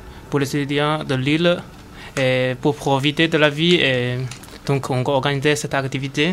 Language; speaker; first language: French; non-native, learner; Chinese